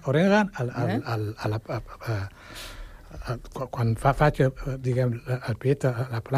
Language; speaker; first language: Catalan; non-native, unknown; Wolof